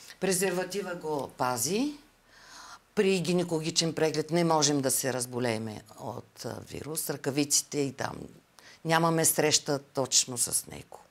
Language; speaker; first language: Bulgarian; native; Bulgarian